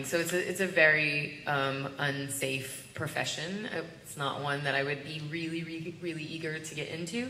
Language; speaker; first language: English; native; English